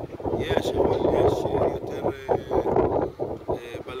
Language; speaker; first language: Hebrew; non-native, local second language; Arabic